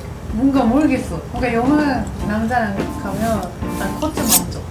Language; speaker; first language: Korean; non-native, fluent; Japanese